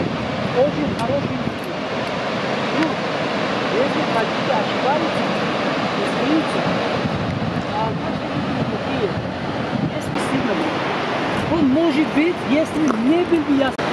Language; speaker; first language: Russian; non-native, learner; Tajik